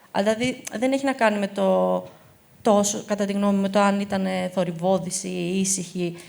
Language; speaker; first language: Greek; early bilingual, other home language; Albanian